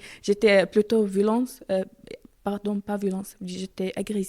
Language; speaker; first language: French; non-native, learner; Arabic